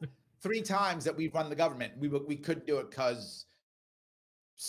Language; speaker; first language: English; native; English